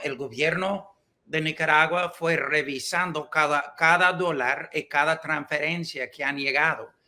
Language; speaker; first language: Spanish; non-native, learner; English